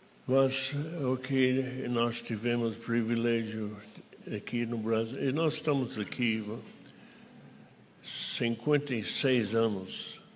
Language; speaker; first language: Portuguese; non-native, fluent; English